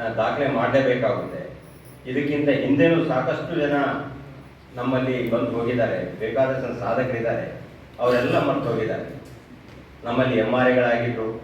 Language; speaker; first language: Kannada; non-native, local second language; Lambadi